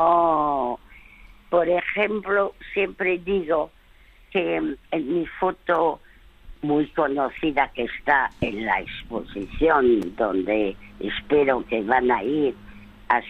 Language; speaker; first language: Spanish; early bilingual, other home language; French